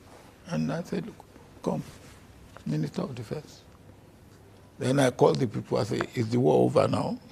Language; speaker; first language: English; non-native, local second language; Yoruba